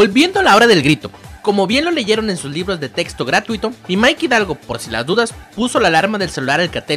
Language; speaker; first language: Spanish; native; Spanish